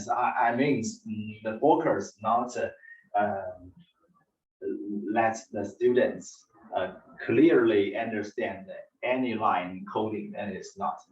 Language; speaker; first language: English; non-native, learner; Chinese